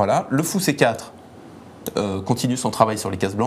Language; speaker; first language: French; native; French